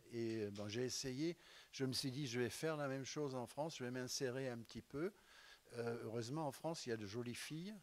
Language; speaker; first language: French; non-native, fluent; German